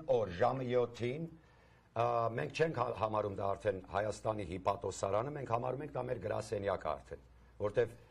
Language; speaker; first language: Armenian; early bilingual, heritage; Armenian